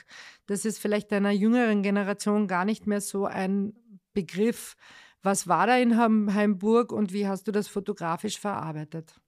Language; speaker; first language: German; native; German